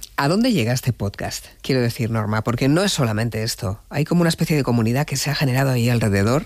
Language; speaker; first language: Spanish; native; Spanish